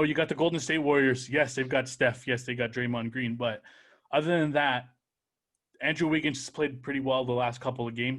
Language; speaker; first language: English; native; English